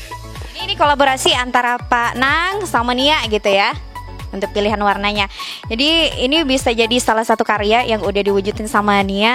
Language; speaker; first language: Indonesian; native; Indonesian